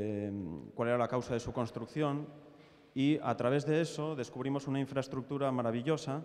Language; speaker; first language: Spanish; native; Spanish